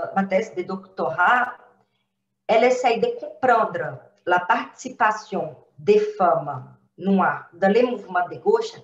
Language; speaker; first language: French; non-native, fluent; Portuguese